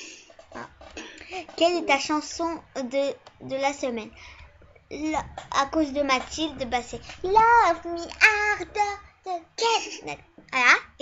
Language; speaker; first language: French; early bilingual, other home language; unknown